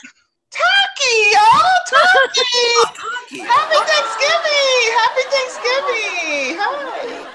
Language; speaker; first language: Japanese; non-native, learner; English